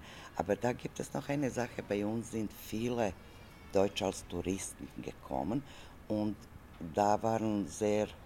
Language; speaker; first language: German; non-native, learner; Croatian